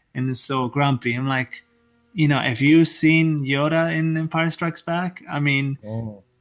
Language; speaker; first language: English; non-native, fluent; Italian